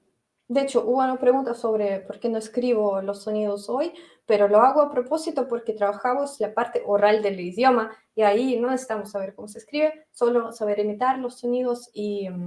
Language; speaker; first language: Spanish; non-native, fluent; Russian